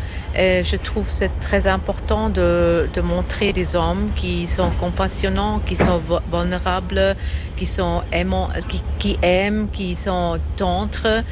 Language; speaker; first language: French; non-native, fluent; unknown